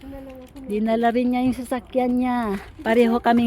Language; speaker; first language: Filipino; native; Filipino